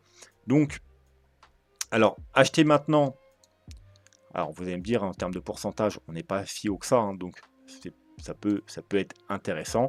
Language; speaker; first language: French; native; French